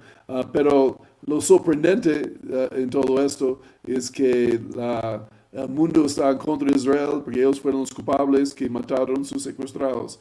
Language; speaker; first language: Spanish; non-native, fluent; English